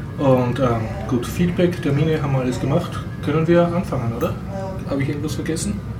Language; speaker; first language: German; native; German